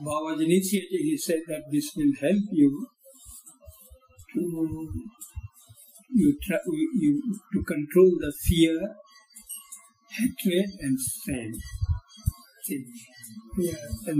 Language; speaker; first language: English; non-native, local second language; Hindi